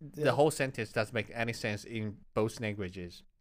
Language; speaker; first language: English; non-native, fluent; Chinese